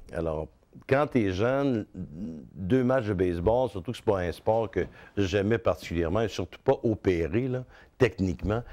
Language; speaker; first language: French; native; French